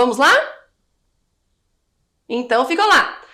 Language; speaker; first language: Portuguese; native; Portuguese